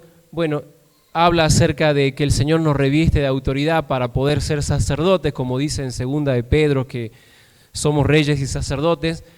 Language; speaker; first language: Spanish; native; Spanish